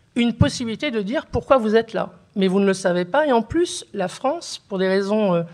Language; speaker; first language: French; early bilingual, other home language; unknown